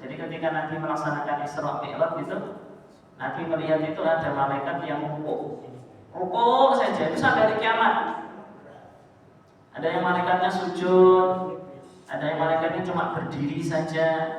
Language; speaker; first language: Indonesian; native; Indonesian